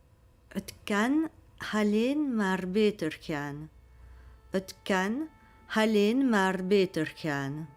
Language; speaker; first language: Dutch; non-native, local second language; French